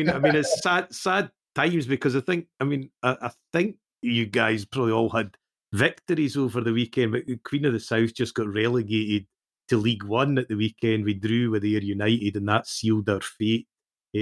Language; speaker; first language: English; native; English